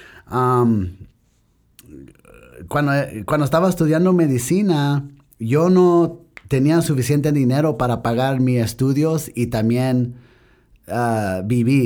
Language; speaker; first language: Spanish; early bilingual, heritage; Spanish